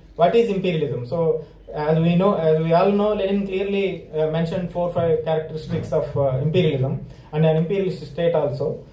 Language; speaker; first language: English; non-native, local second language; Telugu